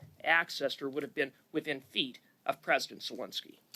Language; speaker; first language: English; native; English